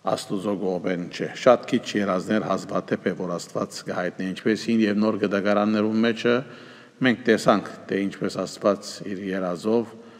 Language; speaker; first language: Armenian; native; Armenian